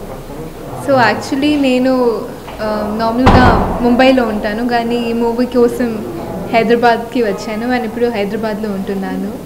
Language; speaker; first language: Telugu; non-native, fluent; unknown